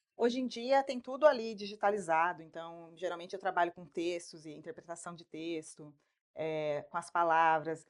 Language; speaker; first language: Portuguese; native; Portuguese